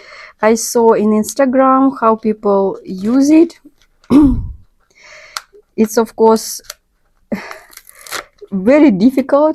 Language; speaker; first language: English; non-native, learner; Russian